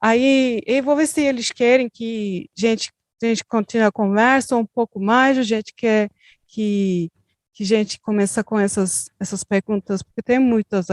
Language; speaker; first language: Portuguese; non-native, learner; Turkish